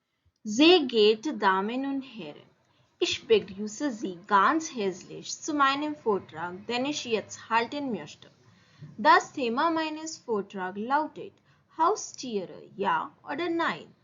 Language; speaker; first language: German; non-native, learner; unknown